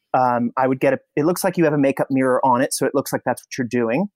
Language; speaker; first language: English; native; English